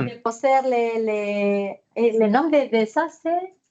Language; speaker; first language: French; non-native, fluent; Spanish